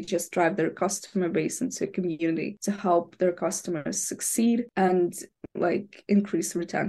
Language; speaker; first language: English; non-native, fluent; Ukrainian